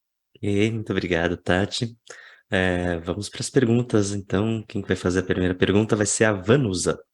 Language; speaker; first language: Portuguese; native; Portuguese